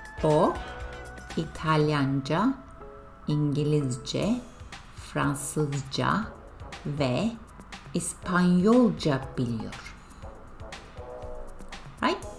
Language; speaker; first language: Turkish; non-native, fluent; English